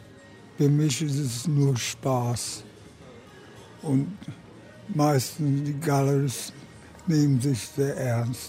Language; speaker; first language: German; early bilingual, heritage; German